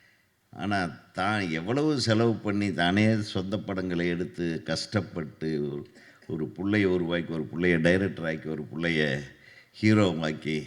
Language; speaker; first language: Tamil; native; Tamil